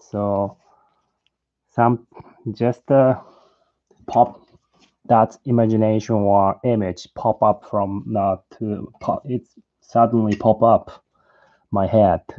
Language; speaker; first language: English; non-native, learner; Japanese